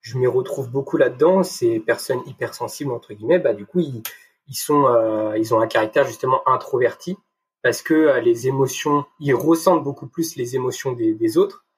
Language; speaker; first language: French; native; French